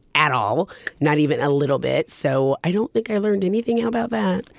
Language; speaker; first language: English; early bilingual, other home language; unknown